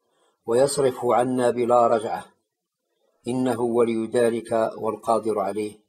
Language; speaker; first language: Arabic; native; Arabic